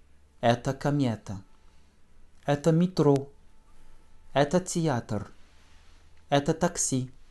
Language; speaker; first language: Russian; non-native, fluent; French